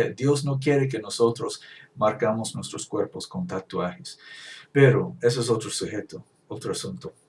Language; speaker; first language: Spanish; non-native, fluent; English